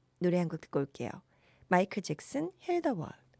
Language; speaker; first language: Korean; native; Korean